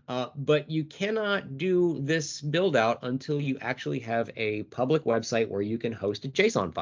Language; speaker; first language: English; native; English